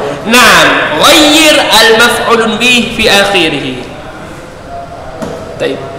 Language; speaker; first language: Arabic; non-native, fluent; Indonesian